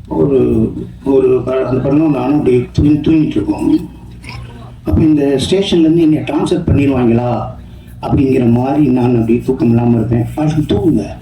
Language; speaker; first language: Tamil; native; Tamil